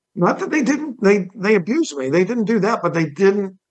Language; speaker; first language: English; native; English